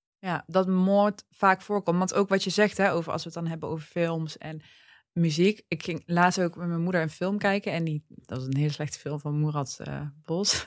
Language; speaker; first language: Dutch; early bilingual, other home language; Turkish